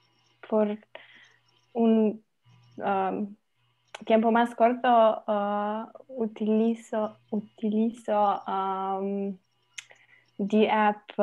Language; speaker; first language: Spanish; non-native, learner; Slovenian